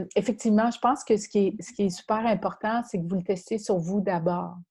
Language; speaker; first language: French; native; French